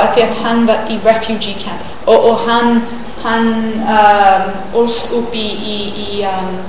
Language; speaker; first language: Icelandic; non-native, learner; English